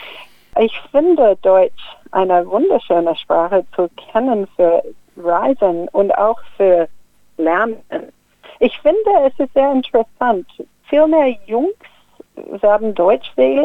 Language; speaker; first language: German; non-native, fluent; English